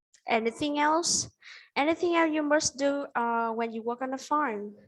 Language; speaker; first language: English; non-native, fluent; Vietnamese